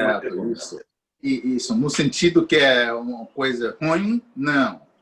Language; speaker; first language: Portuguese; non-native, fluent; English